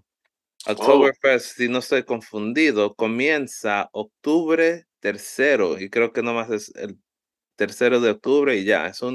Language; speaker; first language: Spanish; early bilingual, heritage; Spanish